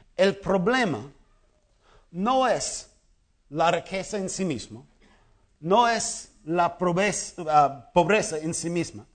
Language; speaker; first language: Spanish; non-native, fluent; English